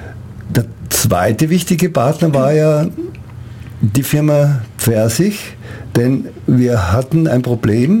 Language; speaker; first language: German; native; German